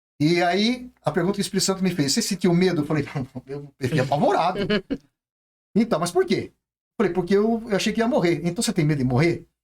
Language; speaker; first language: Portuguese; native; Portuguese